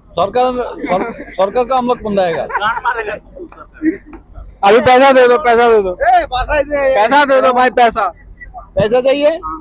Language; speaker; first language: Hindi; non-native, learner; Bangla